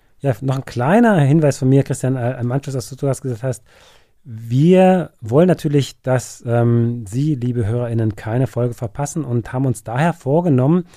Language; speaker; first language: German; native; German